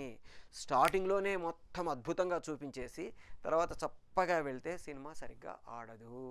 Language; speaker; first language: Telugu; native; Telugu